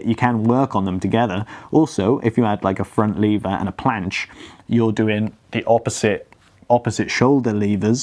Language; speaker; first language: English; native; English